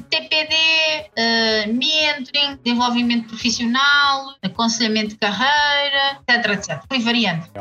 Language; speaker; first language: Portuguese; native; Portuguese